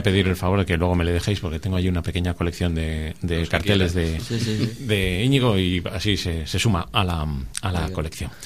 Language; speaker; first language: Spanish; native; Spanish